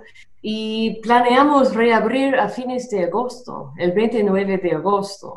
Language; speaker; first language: Spanish; non-native, fluent; English